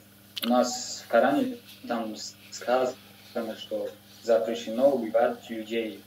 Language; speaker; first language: Russian; non-native, fluent; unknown